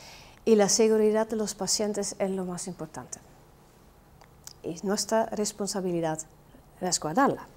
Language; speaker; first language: Spanish; non-native, fluent; Dutch